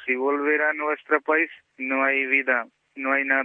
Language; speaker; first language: Spanish; non-native, learner; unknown